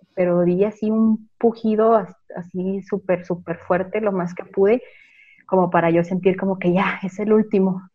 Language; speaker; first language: Spanish; native; Spanish